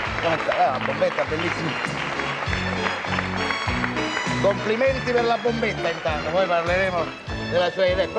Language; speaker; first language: Italian; native; Italian